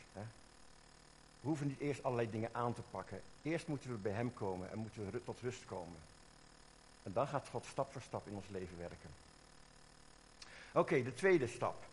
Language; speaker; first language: Dutch; native; Dutch